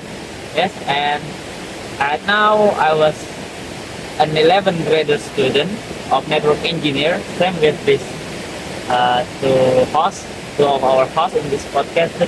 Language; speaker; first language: English; non-native, learner; Indonesian